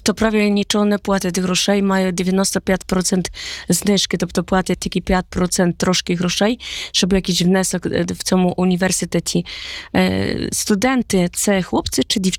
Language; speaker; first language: Polish; non-native, learner; Ukrainian